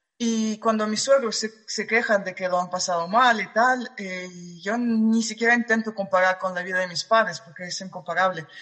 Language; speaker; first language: Spanish; non-native, fluent; Russian